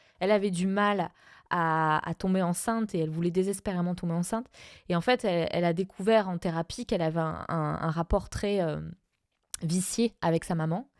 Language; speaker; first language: French; non-native, fluent; Spanish